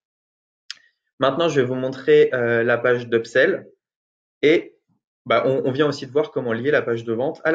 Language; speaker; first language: French; native; French